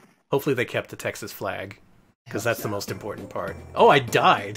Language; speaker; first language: English; native; English